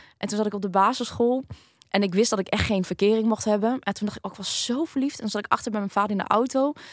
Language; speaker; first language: Dutch; early bilingual, other home language; Vietnamese